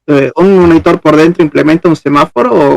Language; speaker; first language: Spanish; native; Spanish